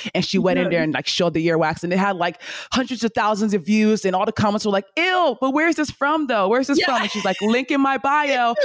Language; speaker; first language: English; native; English